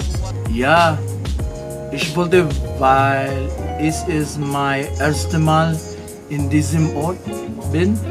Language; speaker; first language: German; non-native, learner; Filipino